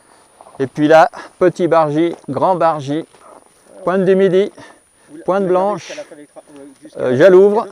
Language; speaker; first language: French; native; French